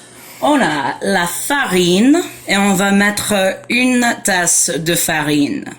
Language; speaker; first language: French; non-native, fluent; English